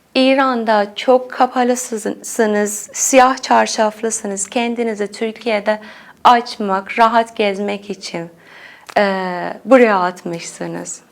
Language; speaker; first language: Turkish; non-native, fluent; Persian